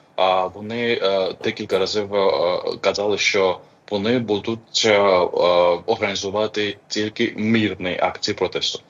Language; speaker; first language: Ukrainian; non-native, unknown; Georgian